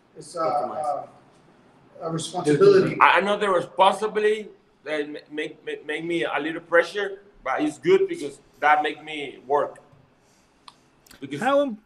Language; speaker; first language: English; non-native, learner; Spanish